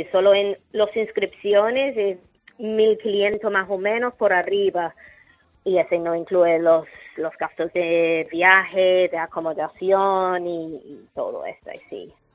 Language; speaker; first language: Spanish; non-native, fluent; English